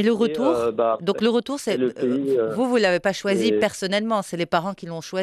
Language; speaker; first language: French; non-native, local second language; Arabic